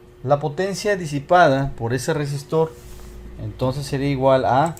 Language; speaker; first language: Spanish; native; Spanish